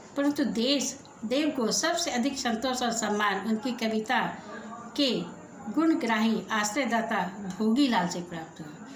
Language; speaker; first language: Hindi; native; Hindi